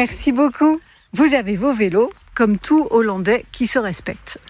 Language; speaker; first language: French; native; French